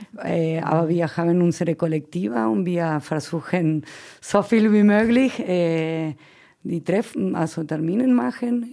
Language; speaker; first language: German; non-native, fluent; Spanish